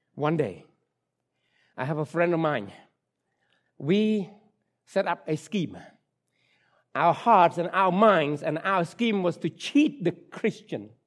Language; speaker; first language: English; non-native, fluent; Khmer